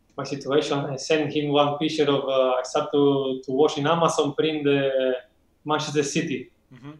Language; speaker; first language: English; non-native, learner; Spanish